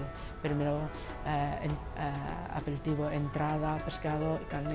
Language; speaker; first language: Spanish; non-native, learner; Chinese